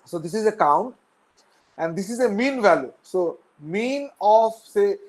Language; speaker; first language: English; non-native, local second language; Bangla